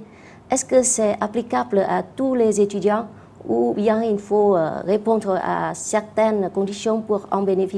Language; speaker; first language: French; non-native, fluent; Vietnamese